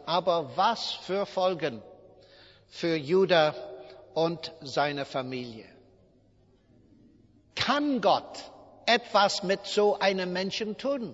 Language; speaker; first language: German; non-native, fluent; English